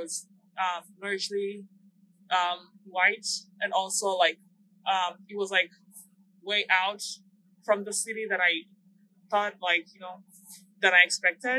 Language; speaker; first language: English; non-native, local second language; Swahili